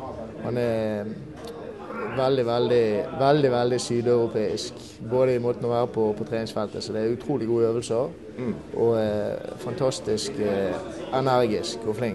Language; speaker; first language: Norwegian; native; Norwegian